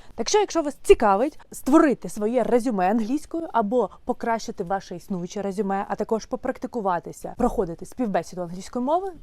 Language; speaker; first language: Ukrainian; native; Ukrainian